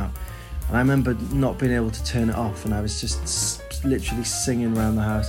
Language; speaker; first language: English; native; English